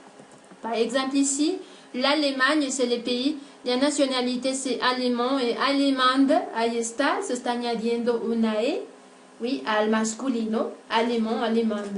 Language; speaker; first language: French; non-native, fluent; Spanish